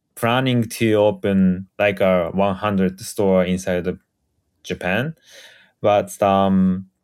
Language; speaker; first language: English; non-native, fluent; Japanese